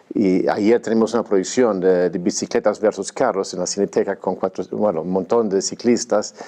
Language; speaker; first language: Spanish; non-native, fluent; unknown